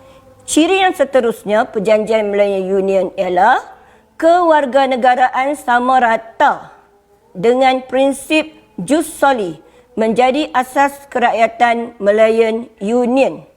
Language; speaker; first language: Malay; native; Malay